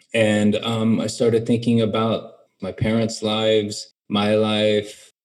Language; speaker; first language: English; native; English